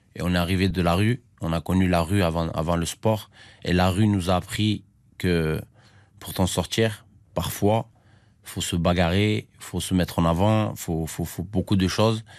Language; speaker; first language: French; early bilingual, other home language; Armenian